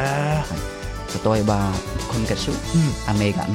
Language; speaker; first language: Japanese; non-native, learner; Khmer